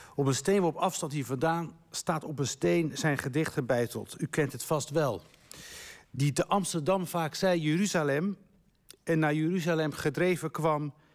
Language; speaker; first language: Dutch; early bilingual, other home language; Riffian